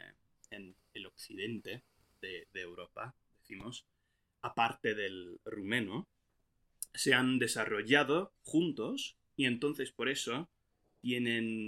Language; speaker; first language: Spanish; non-native, fluent; English